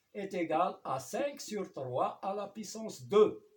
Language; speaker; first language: French; non-native, local second language; Arabic